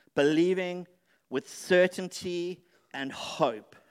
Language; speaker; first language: English; native; English